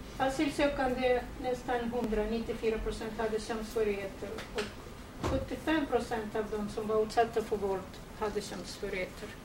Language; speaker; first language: Swedish; non-native, fluent; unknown